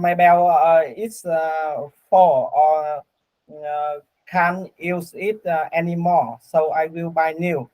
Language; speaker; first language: English; non-native, learner; Vietnamese